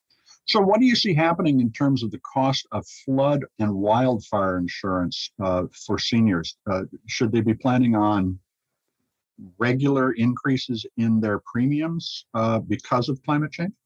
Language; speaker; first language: English; native; English